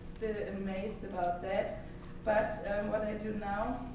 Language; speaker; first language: English; non-native, fluent; German